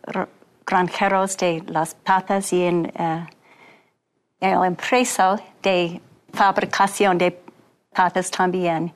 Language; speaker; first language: Spanish; non-native, fluent; English